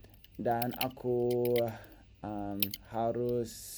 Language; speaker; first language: Indonesian; non-native, learner; English